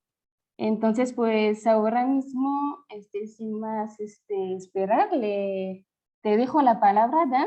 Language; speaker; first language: Spanish; non-native, fluent; French